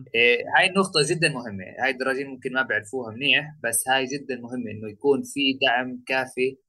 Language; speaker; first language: Arabic; native; Arabic